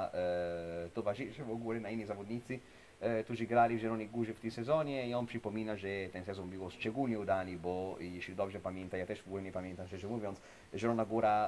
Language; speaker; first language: Polish; non-native, fluent; Italian